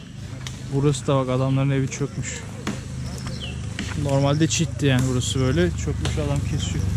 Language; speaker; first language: Turkish; native; Turkish